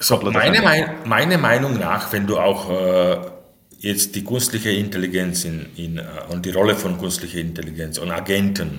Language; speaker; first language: German; non-native, fluent; Slovak